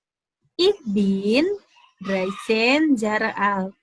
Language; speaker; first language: German; non-native, fluent; Indonesian